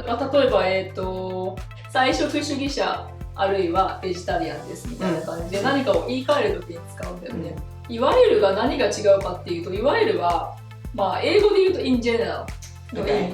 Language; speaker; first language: Japanese; native; Japanese